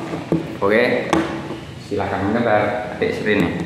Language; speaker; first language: Indonesian; native; Indonesian